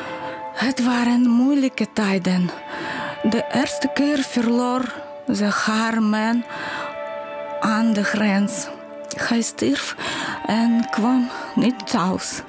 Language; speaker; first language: Dutch; non-native, learner; Ukrainian